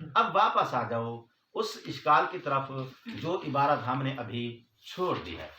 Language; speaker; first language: Urdu; non-native, local second language; Punjabi